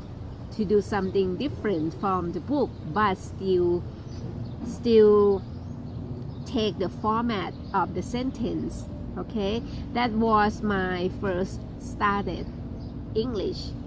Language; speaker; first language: English; non-native, learner; Thai